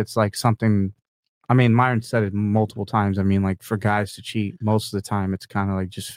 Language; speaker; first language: English; native; English